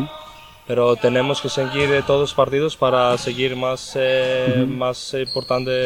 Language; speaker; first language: Spanish; non-native, learner; Greek